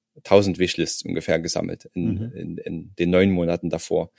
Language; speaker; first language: German; native; German